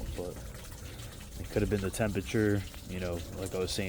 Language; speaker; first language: English; native; English